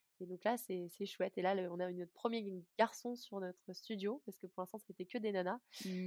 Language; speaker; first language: French; native; French